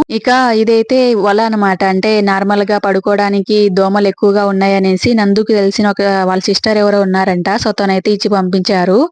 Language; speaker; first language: Telugu; non-native, local second language; Lambadi